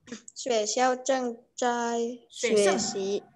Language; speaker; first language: Chinese; non-native, learner; Indonesian